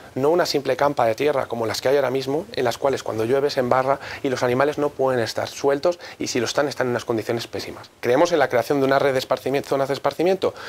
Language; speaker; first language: Spanish; native; Spanish